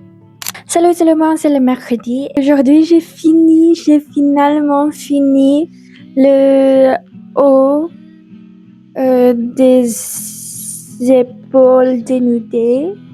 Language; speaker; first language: French; non-native, learner; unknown